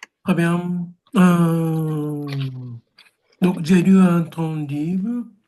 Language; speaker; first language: French; non-native, learner; Japanese